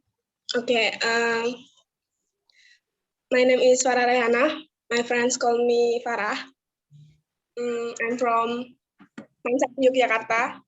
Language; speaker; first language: English; non-native, learner; Indonesian